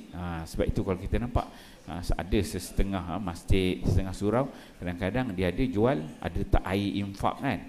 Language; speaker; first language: Malay; native; Malay